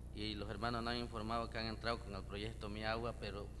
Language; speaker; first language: Spanish; native; Spanish